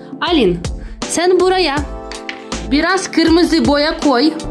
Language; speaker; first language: Turkish; non-native, learner; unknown